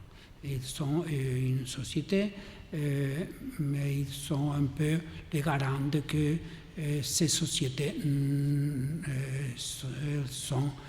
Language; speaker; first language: French; non-native, learner; Catalan